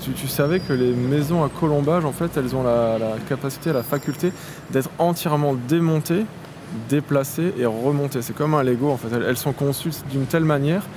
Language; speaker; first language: French; native; French